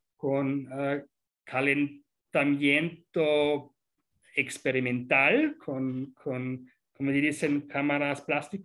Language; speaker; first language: Spanish; non-native, fluent; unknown